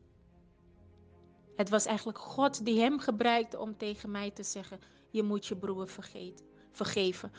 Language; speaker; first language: Dutch; non-native, fluent; Portuguese